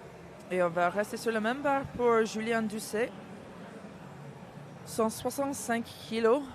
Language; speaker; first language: French; non-native, fluent; English